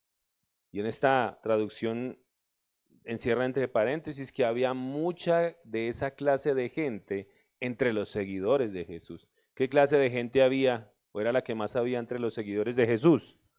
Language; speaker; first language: Spanish; native; Spanish